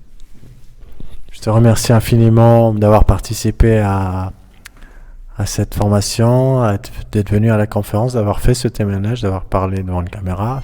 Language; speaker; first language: French; native; French